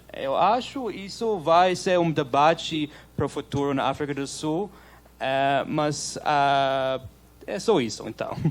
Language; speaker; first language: Portuguese; non-native, learner; English